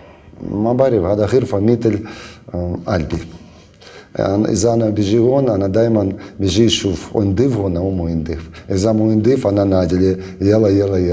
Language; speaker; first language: Arabic; non-native, learner; Russian